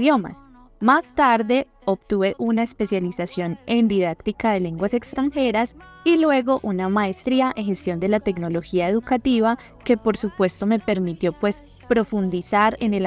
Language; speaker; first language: Spanish; native; Spanish